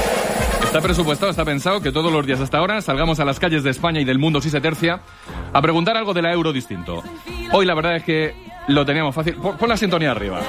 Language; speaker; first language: Spanish; native; Spanish